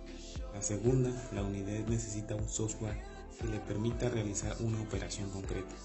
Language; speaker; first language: Spanish; native; Spanish